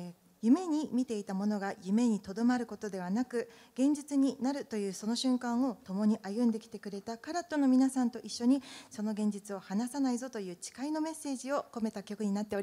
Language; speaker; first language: Japanese; native; Japanese